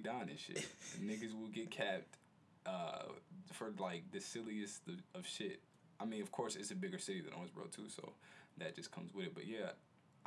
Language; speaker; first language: English; native; English